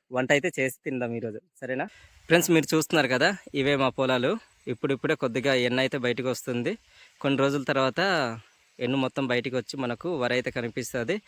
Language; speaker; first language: Telugu; non-native, local second language; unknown